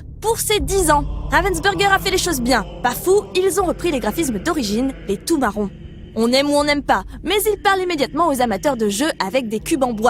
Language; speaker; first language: French; native; French